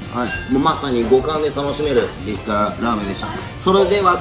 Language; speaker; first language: Japanese; native; Japanese